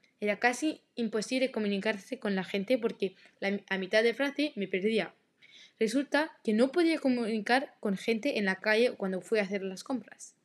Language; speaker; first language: Spanish; non-native, learner; French